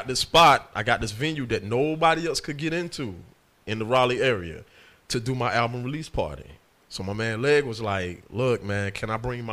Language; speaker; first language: English; native; English